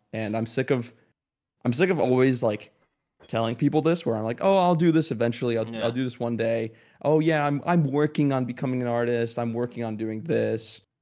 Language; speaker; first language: English; early bilingual, other home language; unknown